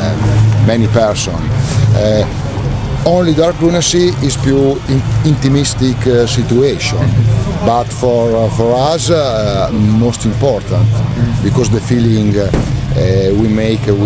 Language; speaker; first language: English; non-native, learner; Italian